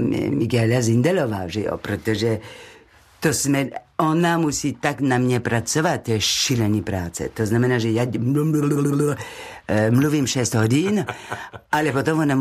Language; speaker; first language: Czech; non-native, learner; French